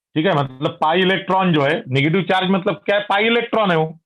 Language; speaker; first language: Hindi; non-native, local second language; Marathi